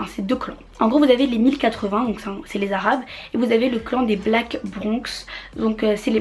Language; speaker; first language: French; native; French